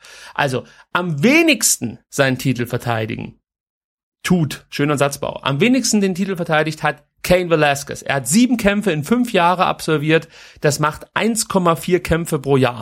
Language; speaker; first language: German; native; German